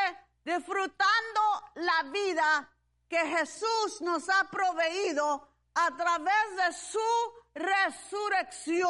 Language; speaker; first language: Spanish; early bilingual, heritage; Spanish